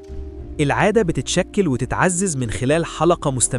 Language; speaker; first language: Arabic; native; Arabic